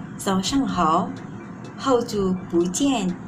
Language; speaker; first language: Chinese; non-native, learner; Malay